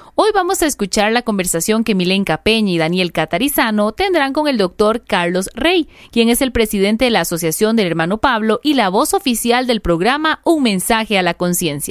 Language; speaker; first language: Spanish; native; Spanish